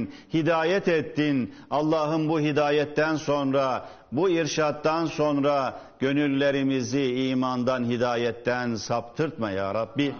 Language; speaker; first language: Turkish; native; Turkish